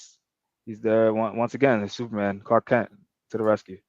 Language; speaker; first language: English; native; English